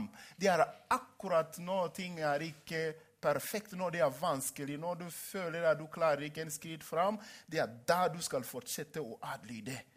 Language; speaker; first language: Norwegian; non-native, fluent; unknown